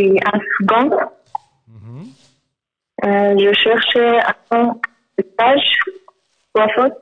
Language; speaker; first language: French; non-native, learner; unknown